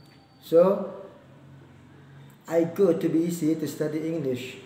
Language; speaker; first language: English; non-native, learner; Indonesian